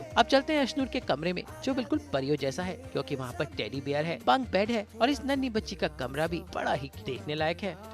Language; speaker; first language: Hindi; native; Hindi